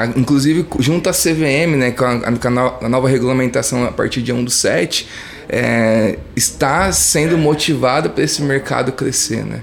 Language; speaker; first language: Portuguese; native; Portuguese